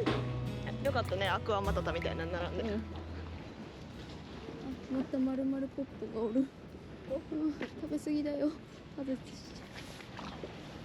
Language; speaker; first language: Japanese; native; Japanese